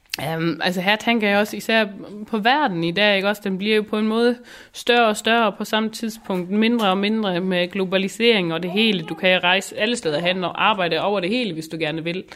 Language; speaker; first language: Danish; non-native, local second language; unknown